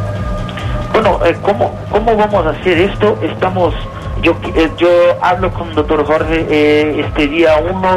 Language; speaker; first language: Spanish; non-native, learner; Portuguese